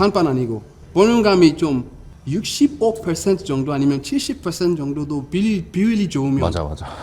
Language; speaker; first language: Korean; non-native, fluent; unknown